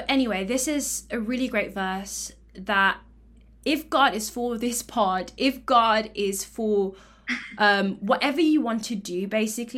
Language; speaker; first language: English; native; English